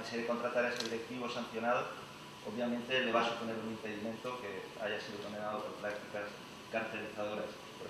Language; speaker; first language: Spanish; native; Spanish